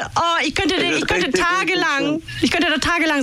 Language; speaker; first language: German; native; German